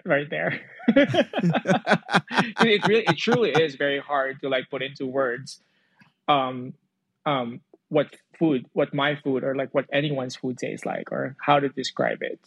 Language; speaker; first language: English; non-native, local second language; Cebuano